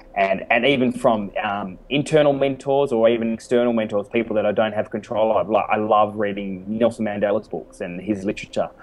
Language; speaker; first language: English; native; English